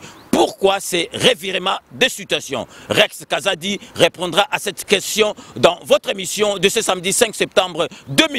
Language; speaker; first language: French; non-native, local second language; Lingala